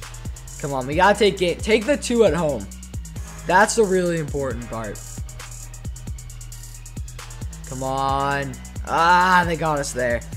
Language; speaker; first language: English; native; English